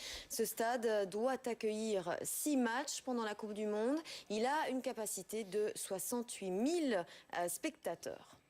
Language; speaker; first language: French; native; French